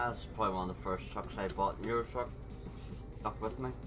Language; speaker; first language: English; native; English